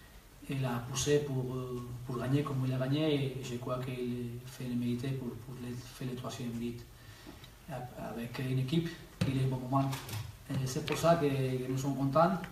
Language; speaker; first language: French; non-native, learner; Spanish